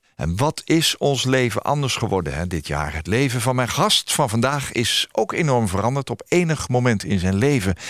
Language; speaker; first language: Dutch; native; Dutch